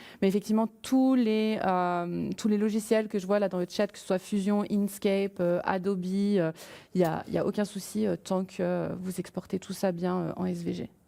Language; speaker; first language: French; native; French